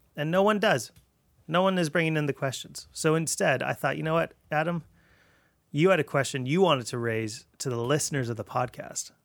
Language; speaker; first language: English; native; English